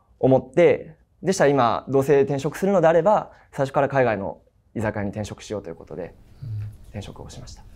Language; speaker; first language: Japanese; native; Japanese